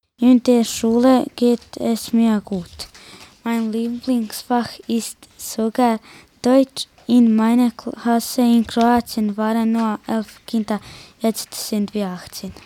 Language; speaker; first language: German; early bilingual, other home language; Croatian